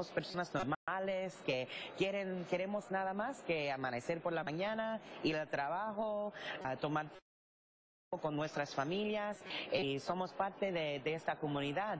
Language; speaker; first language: Spanish; early bilingual, heritage; English